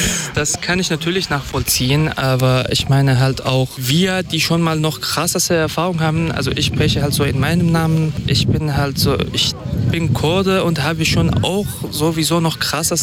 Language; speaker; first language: German; non-native, fluent; Kurdish